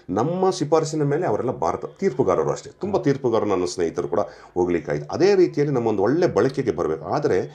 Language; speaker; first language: Kannada; non-native, local second language; Kodava